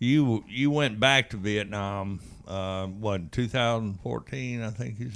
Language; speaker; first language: English; native; English